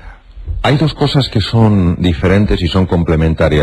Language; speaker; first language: Spanish; native; Spanish